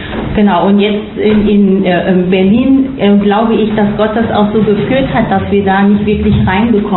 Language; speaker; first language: German; non-native, fluent; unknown